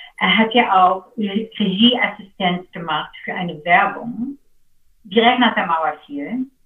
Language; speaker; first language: German; non-native, fluent; English